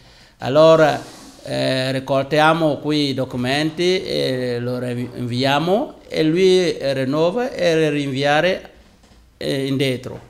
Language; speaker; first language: Italian; non-native, learner; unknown